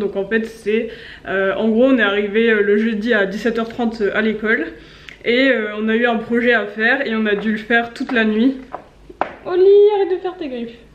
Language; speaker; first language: French; native; French